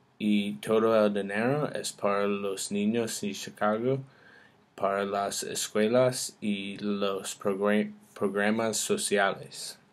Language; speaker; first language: Spanish; non-native, learner; English